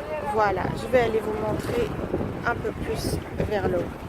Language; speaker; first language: French; native; French